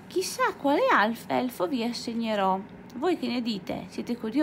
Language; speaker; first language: Italian; native; Italian